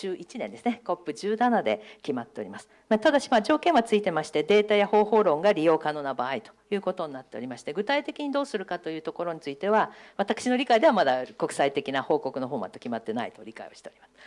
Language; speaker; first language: Japanese; native; Japanese